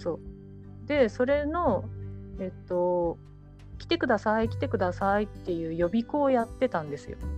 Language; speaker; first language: Japanese; native; Japanese